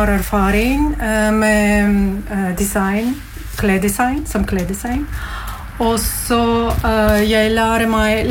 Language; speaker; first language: Norwegian; non-native, fluent; Latvian